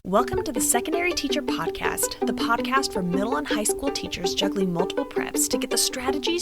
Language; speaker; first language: English; native; English